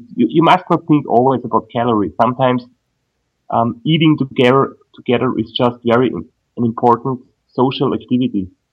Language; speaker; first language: English; non-native, fluent; German